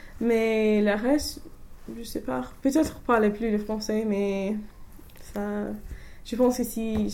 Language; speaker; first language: French; non-native, fluent; English